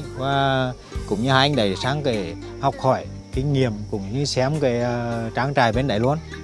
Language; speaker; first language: Vietnamese; native; Vietnamese